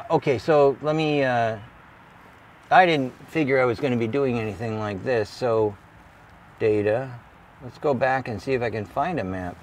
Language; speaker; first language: English; native; English